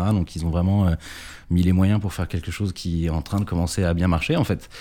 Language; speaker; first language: French; native; French